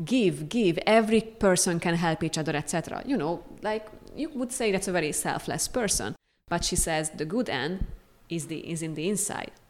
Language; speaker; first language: English; non-native, fluent; Hungarian